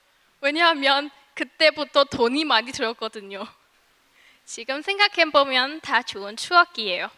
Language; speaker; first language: Korean; non-native, fluent; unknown